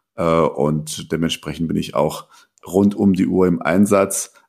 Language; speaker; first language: German; early bilingual, other home language; Persian